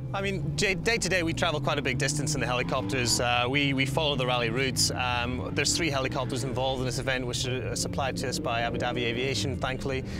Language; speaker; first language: English; native; English